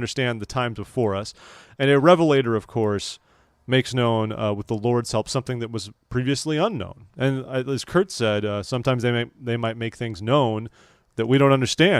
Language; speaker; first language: English; native; English